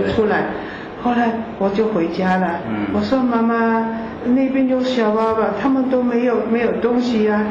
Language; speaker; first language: Chinese; non-native, fluent; German